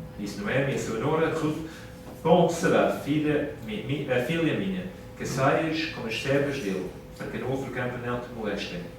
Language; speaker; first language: Portuguese; non-native, fluent; English